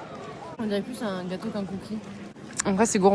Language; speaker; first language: French; native; French